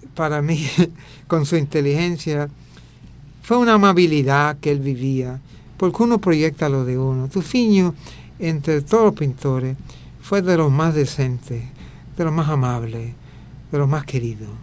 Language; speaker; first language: Spanish; early bilingual, heritage; Spanish